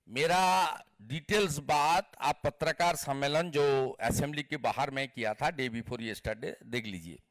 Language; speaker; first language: Hindi; non-native, local second language; Bangla